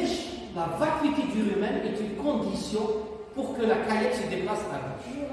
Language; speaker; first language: French; non-native, local second language; Arabic